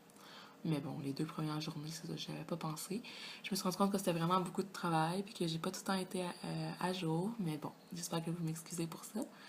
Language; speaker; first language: French; native; French